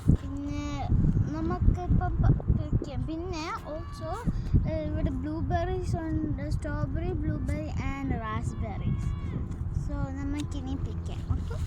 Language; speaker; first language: Malayalam; early bilingual, heritage; Malayalam